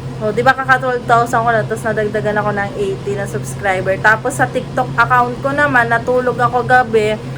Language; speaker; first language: Filipino; native; Filipino